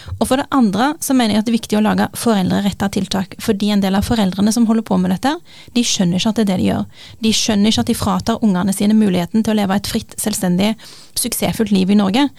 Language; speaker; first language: Norwegian; early bilingual, other home language; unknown